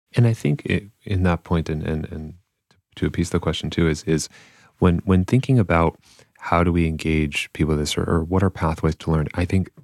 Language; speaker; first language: English; native; English